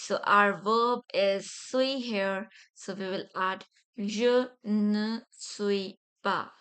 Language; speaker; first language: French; non-native, fluent; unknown